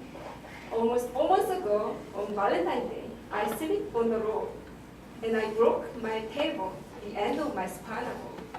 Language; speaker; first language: English; non-native, learner; Korean